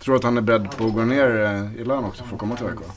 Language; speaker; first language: Swedish; native; Swedish